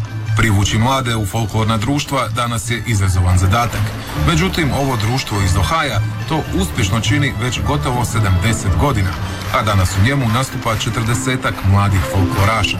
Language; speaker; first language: Serbian; native; Serbian